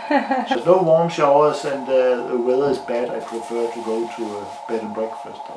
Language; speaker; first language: English; non-native, learner; Danish